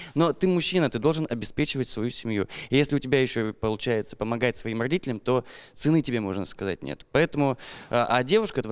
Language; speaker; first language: Russian; native; Russian